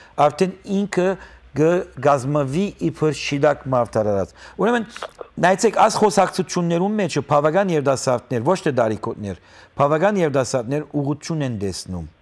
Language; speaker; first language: Armenian; native; Armenian